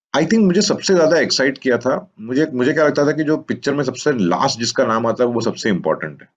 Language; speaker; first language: Hindi; native; Hindi